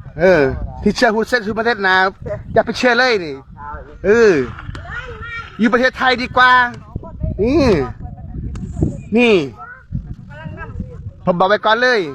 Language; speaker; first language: Thai; non-native, fluent; Khmer